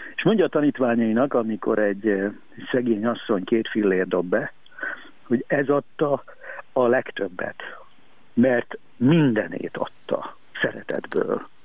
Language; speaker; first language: Hungarian; native; Hungarian